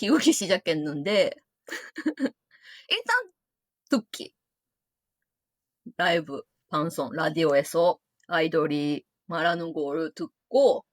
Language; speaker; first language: Korean; non-native, fluent; Japanese